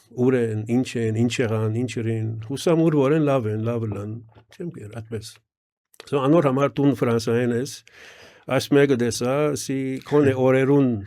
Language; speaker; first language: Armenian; early bilingual, heritage; Armenian